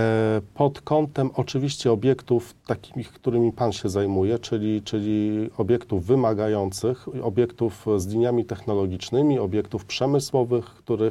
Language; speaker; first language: Polish; native; Polish